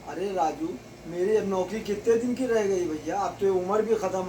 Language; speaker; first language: Hindi; native; Hindi